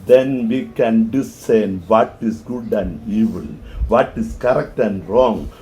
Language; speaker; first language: English; non-native, local second language; Malayalam